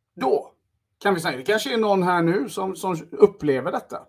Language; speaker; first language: Swedish; early bilingual, other home language; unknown